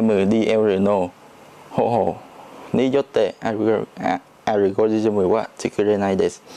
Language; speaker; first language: Japanese; non-native, learner; Chinese